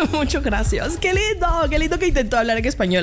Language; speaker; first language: Spanish; native; Spanish